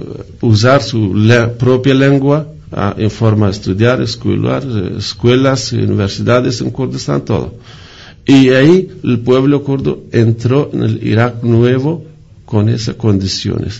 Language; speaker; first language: Spanish; non-native, fluent; Kurdish